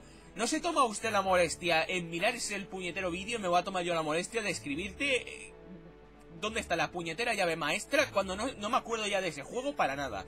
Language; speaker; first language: Spanish; native; Spanish